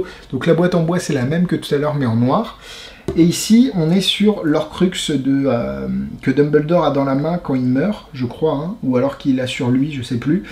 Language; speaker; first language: French; native; French